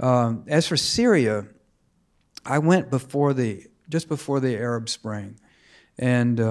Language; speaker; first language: English; native; English